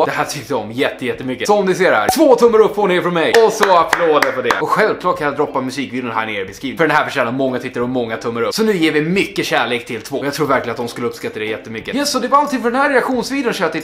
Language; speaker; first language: Swedish; native; Swedish